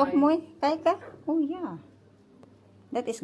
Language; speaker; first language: Dutch; non-native, learner; Filipino